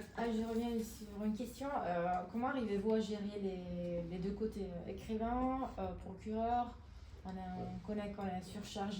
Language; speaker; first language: French; non-native, fluent; Italian